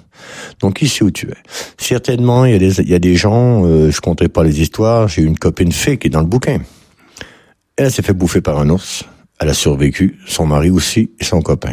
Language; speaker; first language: French; native; French